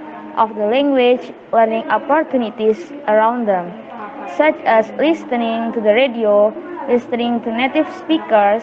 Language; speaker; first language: English; non-native, learner; Indonesian